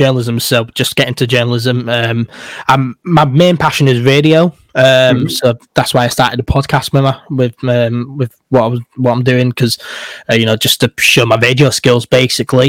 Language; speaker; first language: English; native; English